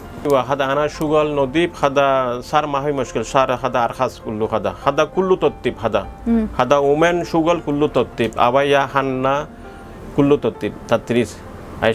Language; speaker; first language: Arabic; non-native, learner; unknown